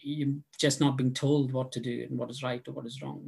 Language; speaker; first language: English; non-native, local second language; Tamil